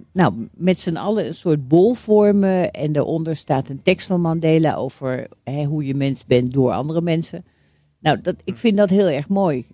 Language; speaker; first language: Dutch; native; Dutch